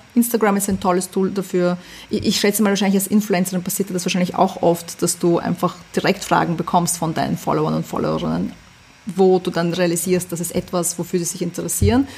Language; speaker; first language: German; early bilingual, other home language; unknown